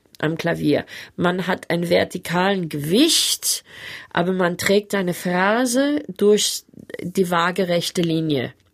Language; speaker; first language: German; non-native, fluent; English